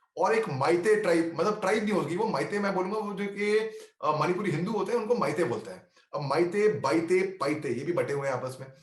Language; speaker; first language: Hindi; native; Hindi